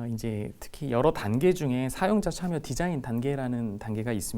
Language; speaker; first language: Korean; native; Korean